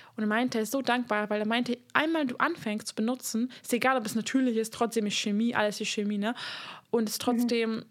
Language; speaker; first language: German; non-native, fluent; Hungarian